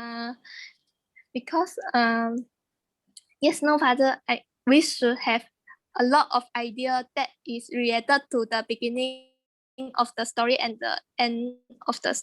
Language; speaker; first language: English; non-native, learner; Chinese